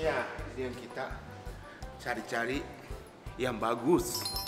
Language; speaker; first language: Indonesian; non-native, fluent; Japanese